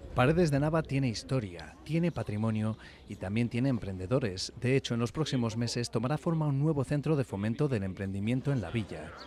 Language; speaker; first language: Spanish; native; Spanish